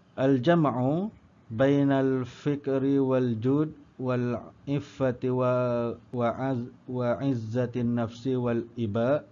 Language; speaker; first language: Arabic; non-native, learner; Malay